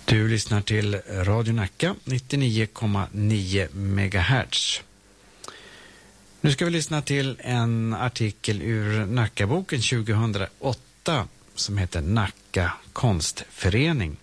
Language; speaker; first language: Swedish; native; Swedish